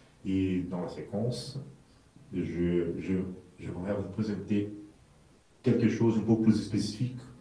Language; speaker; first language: French; non-native, fluent; Portuguese